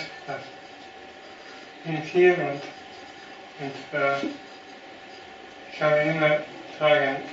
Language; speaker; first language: German; non-native, learner; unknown